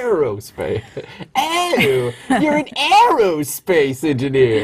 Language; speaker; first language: English; native; English